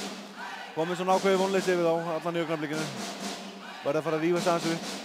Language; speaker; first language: Icelandic; native; Icelandic